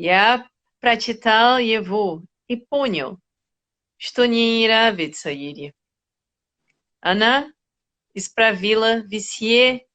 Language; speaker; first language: Russian; non-native, learner; Portuguese